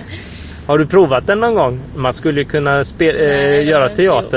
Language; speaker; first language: Swedish; native; Swedish